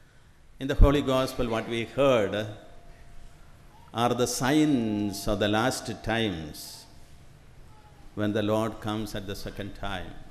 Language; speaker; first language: English; non-native, local second language; Malayalam